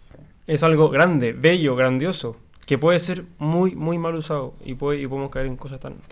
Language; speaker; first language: Spanish; native; Spanish